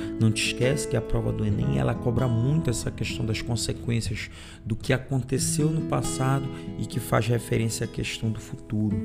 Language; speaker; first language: Portuguese; native; Portuguese